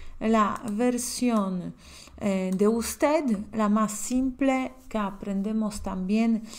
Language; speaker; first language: Spanish; non-native, fluent; Polish